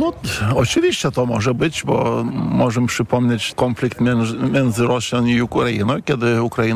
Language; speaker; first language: Polish; non-native, fluent; Lithuanian